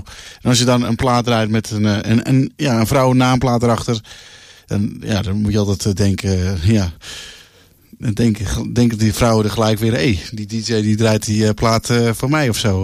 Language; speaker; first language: Dutch; native; Dutch